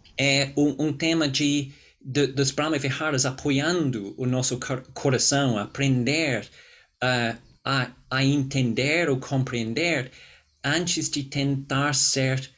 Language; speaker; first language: Portuguese; non-native, fluent; English